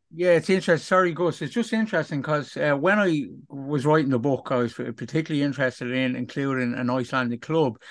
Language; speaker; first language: English; native; English